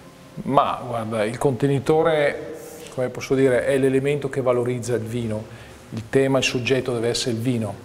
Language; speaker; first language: Italian; native; Italian